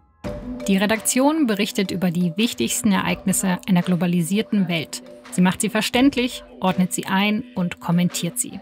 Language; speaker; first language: German; native; German